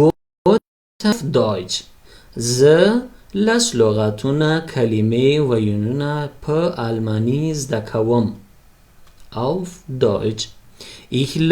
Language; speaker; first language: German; non-native, fluent; Pashto